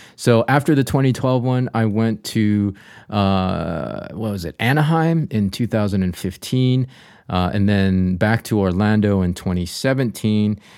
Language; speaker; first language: English; native; English